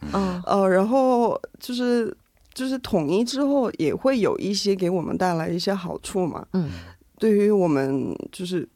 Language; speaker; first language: Chinese; non-native, fluent; Korean